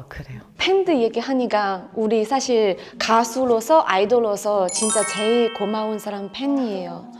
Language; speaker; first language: Korean; non-native, fluent; Chinese